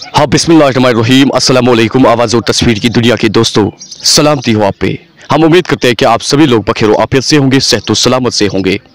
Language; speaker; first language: Hindi; non-native, local second language; Kashmiri